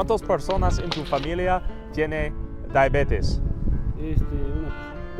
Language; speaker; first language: Spanish; non-native, learner; English